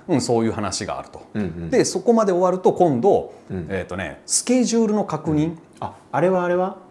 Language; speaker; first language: Japanese; native; Japanese